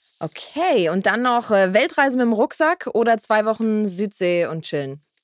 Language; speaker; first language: German; native; German